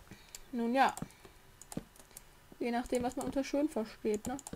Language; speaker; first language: German; native; German